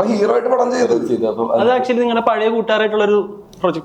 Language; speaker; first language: Malayalam; native; Malayalam